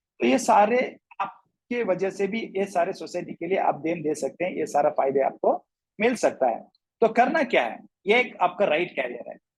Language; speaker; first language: Hindi; non-native, local second language; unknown